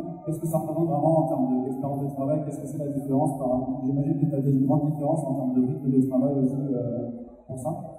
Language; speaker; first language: French; native; French